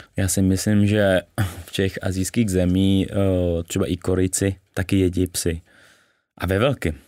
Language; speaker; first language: Czech; early bilingual, other home language; Vietnamese